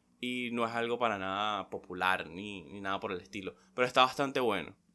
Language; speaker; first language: Spanish; native; Spanish